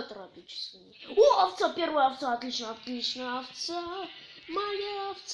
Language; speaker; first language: Russian; native; Russian